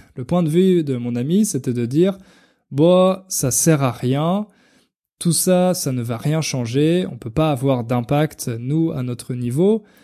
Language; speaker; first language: French; native; French